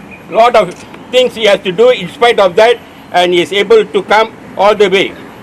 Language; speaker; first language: English; non-native, local second language; Tamil